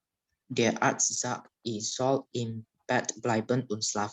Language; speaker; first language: German; non-native, learner; Indonesian